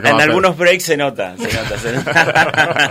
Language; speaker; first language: Spanish; native; Spanish